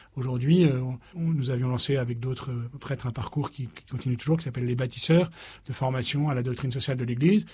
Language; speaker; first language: French; native; French